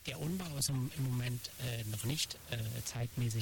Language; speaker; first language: German; native; German